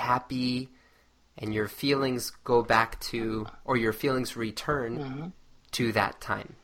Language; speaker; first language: English; non-native, learner; Japanese